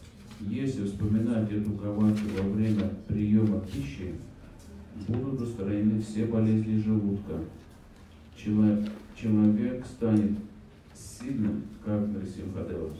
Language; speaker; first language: Russian; native; Russian